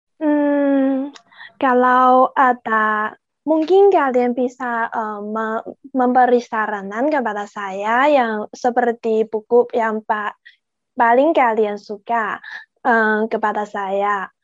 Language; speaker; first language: Indonesian; non-native, learner; Chinese